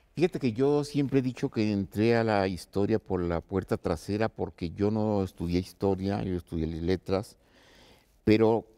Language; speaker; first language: Spanish; native; Spanish